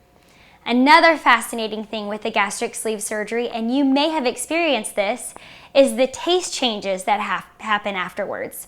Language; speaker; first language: English; native; English